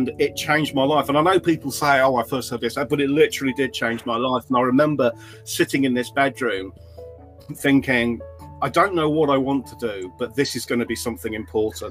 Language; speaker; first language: English; native; English